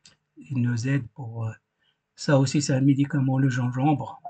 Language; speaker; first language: French; non-native, fluent; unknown